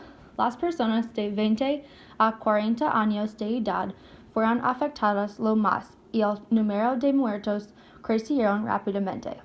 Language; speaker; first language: Spanish; non-native, learner; English